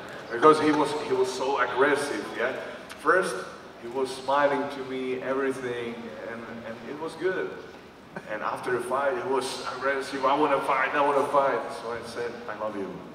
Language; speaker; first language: English; non-native, fluent; Czech